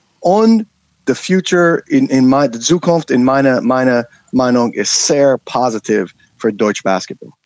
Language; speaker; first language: German; non-native, learner; English